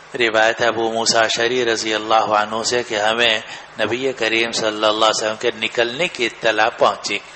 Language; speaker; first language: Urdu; native; Urdu